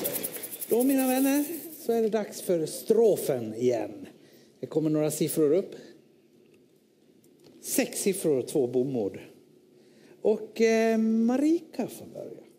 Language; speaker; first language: Swedish; native; Swedish